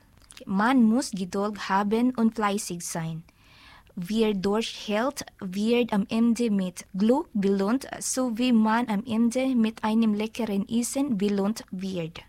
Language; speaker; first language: German; non-native, learner; Filipino